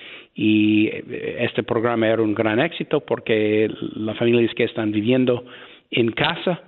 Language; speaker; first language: Spanish; non-native, fluent; English